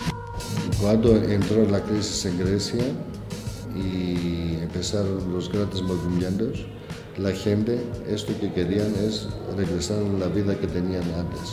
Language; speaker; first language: Spanish; non-native, learner; Greek